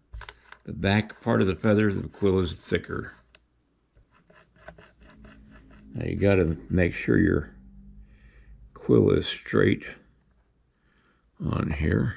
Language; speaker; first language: English; native; English